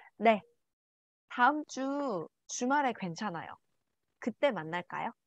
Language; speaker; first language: Korean; native; Korean